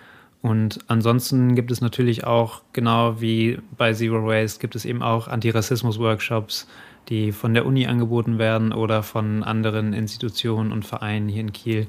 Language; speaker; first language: German; native; German